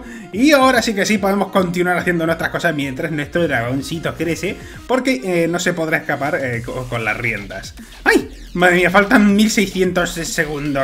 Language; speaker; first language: Spanish; native; Spanish